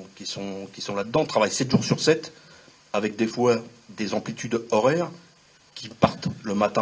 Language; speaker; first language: French; native; French